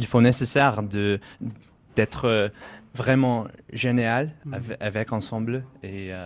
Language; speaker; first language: French; non-native, learner; English